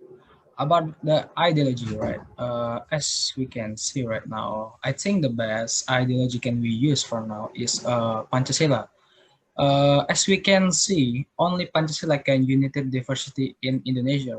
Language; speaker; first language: English; non-native, learner; Indonesian